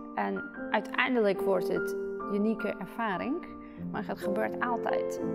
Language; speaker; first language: Dutch; non-native, fluent; Russian